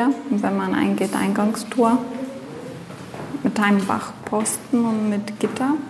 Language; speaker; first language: German; non-native, fluent; Lithuanian